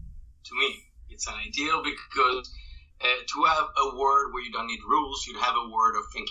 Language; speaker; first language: English; non-native, fluent; Italian